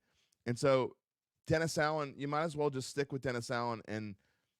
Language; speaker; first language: English; native; English